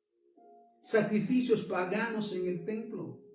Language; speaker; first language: Spanish; native; Spanish